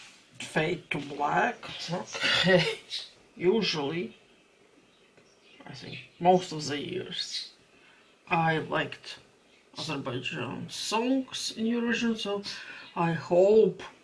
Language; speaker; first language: English; non-native, fluent; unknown